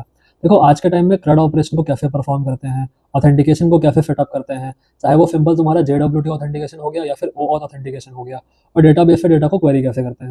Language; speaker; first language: Hindi; native; Hindi